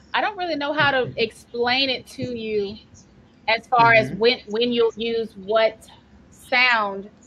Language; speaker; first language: English; native; English